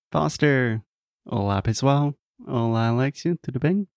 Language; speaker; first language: Portuguese; non-native, fluent; English